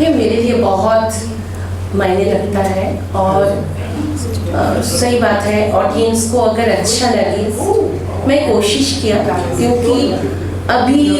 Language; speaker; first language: Hindi; non-native, local second language; Bangla